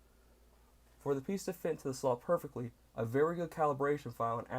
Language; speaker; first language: English; native; English